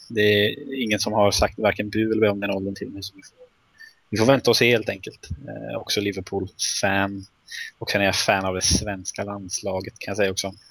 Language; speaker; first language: Swedish; native; Swedish